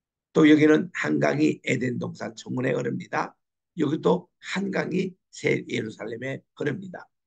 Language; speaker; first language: Korean; native; Korean